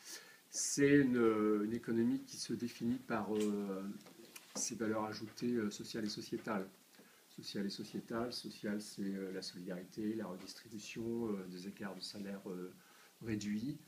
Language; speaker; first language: French; native; French